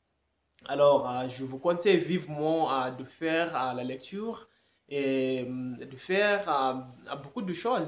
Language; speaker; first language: French; non-native, fluent; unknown